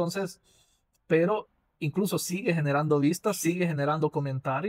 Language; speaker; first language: Spanish; native; Spanish